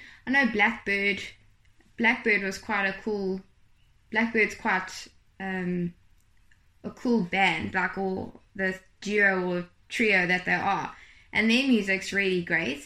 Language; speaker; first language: English; native; English